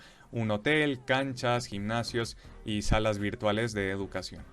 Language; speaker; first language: Spanish; native; Spanish